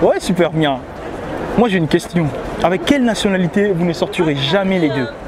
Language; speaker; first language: French; native; French